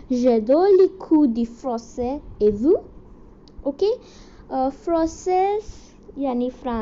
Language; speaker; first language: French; non-native, learner; Hindi